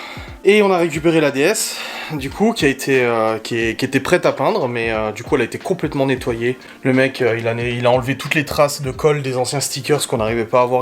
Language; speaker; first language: French; native; French